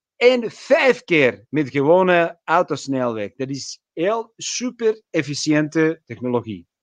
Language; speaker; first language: Dutch; non-native, fluent; Georgian